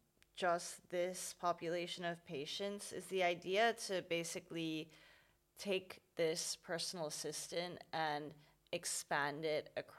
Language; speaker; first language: English; non-native, local second language; Cantonese